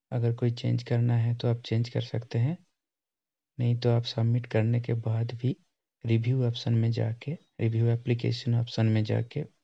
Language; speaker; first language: Hindi; non-native, local second language; Bangla